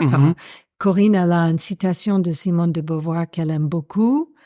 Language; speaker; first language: French; non-native, fluent; English